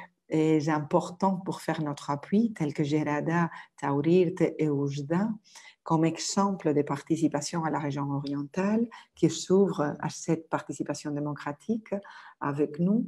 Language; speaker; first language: French; non-native, local second language; Arabic